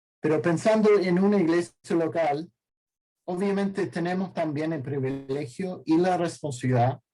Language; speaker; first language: Spanish; non-native, fluent; English